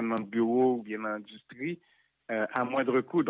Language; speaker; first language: French; non-native, local second language; Haitian Creole